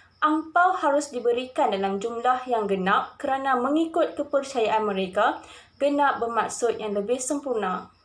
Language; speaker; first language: Malay; native; Malay